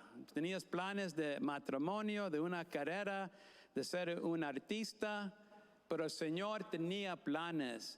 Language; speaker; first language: Spanish; non-native, fluent; English